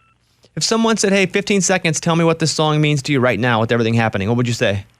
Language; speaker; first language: English; native; English